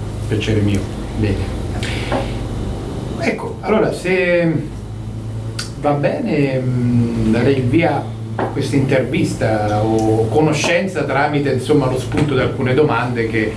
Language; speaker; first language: Italian; native; Italian